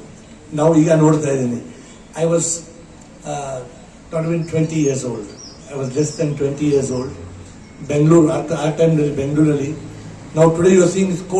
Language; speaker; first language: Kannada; non-native, local second language; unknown